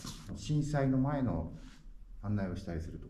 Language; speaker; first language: Japanese; native; Japanese